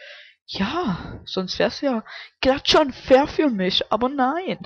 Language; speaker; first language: German; native; German